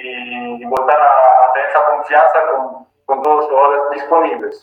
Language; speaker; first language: Portuguese; non-native, learner; Spanish